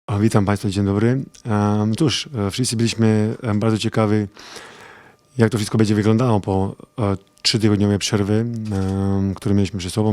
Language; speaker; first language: Polish; non-native, fluent; Serbian